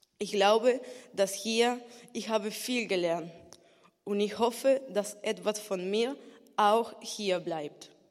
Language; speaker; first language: German; non-native, learner; Spanish